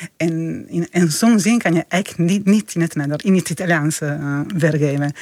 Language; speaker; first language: Dutch; non-native, fluent; Italian